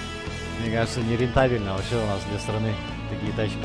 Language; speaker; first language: Russian; native; Russian